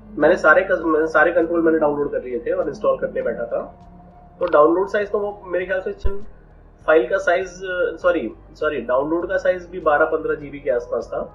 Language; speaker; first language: Hindi; native; Hindi